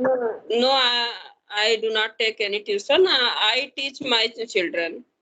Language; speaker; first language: English; non-native, learner; Hindi